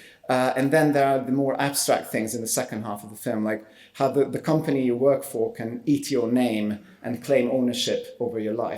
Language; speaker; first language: English; non-native, fluent; Hungarian